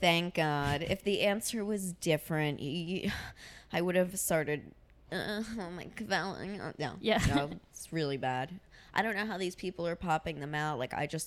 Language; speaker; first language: English; native; English